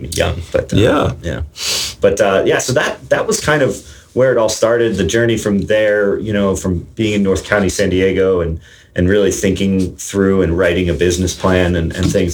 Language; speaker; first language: English; native; English